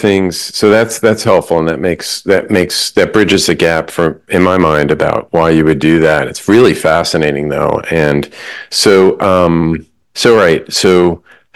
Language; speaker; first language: English; native; English